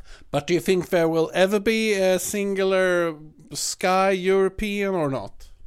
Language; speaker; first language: English; non-native, fluent; Swedish